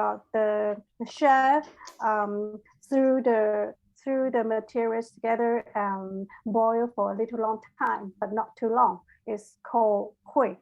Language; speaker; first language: English; non-native, learner; Chinese